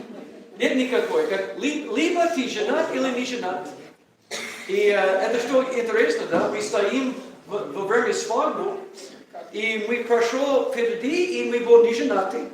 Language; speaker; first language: Russian; non-native, learner; English